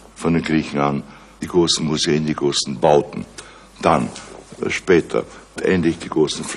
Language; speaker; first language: German; native; German